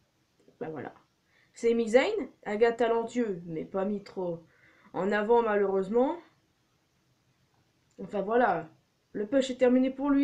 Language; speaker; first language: French; native; French